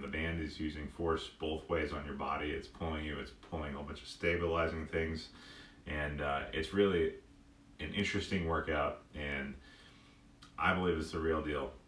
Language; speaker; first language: English; native; English